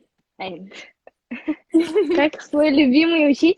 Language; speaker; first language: Russian; non-native, local second language; Yakut